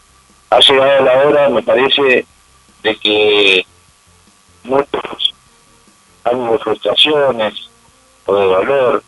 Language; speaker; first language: Spanish; native; Spanish